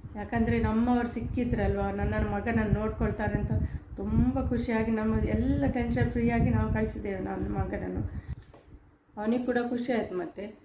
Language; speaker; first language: Kannada; non-native, local second language; Tulu